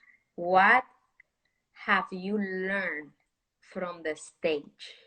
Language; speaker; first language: English; non-native, fluent; Spanish